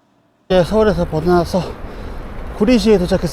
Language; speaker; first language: Korean; native; Korean